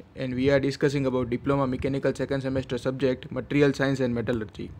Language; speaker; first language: English; non-native, local second language; Gujarati